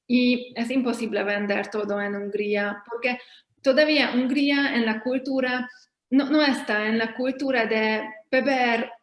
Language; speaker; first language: Spanish; non-native, fluent; Hungarian